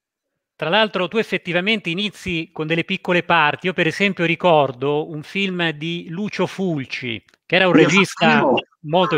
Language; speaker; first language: Italian; native; Italian